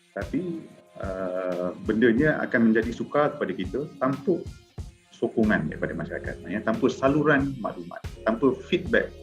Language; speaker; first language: Malay; native; Malay